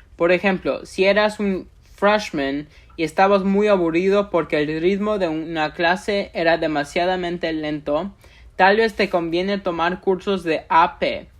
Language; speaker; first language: Spanish; early bilingual, other home language; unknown